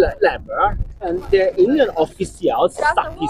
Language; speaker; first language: Norwegian; non-native, learner; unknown